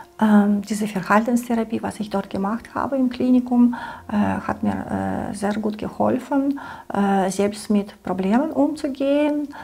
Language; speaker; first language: German; non-native, learner; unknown